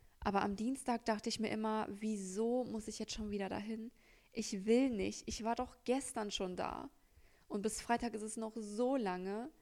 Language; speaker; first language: German; native; German